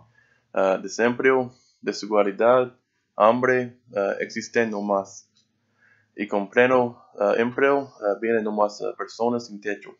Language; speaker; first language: Spanish; non-native, learner; English